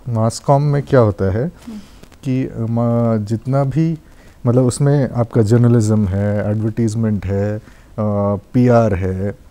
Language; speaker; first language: Hindi; non-native, local second language; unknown